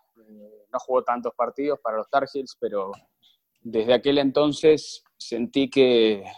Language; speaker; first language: Spanish; native; Spanish